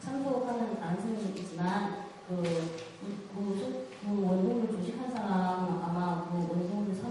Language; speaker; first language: Korean; non-native, fluent; Chinese